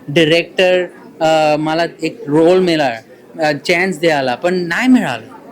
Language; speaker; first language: Marathi; early bilingual, heritage; Marathi